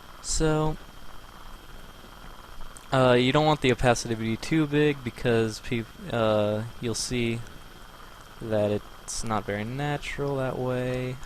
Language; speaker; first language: English; native; English